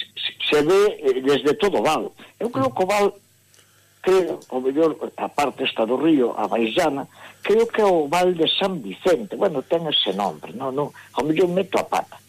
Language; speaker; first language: Galician; native; Galician